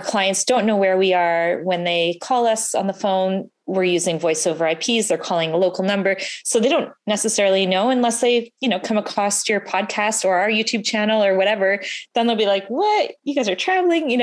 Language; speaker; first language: English; native; English